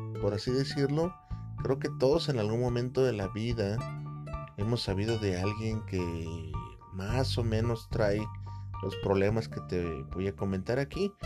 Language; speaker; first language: Spanish; native; Spanish